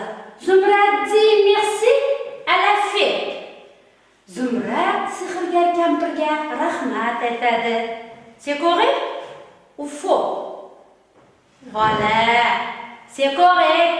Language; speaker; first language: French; non-native, learner; Uzbek